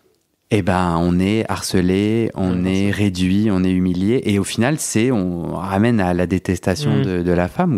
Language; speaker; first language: French; native; French